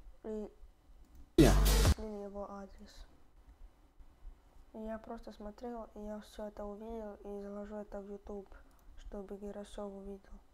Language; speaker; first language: Russian; early bilingual, heritage; Russian